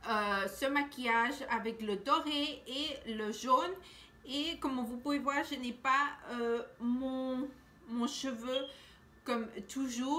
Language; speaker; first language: French; non-native, learner; Spanish